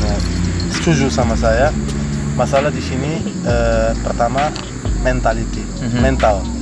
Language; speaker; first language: Indonesian; non-native, fluent; Arabic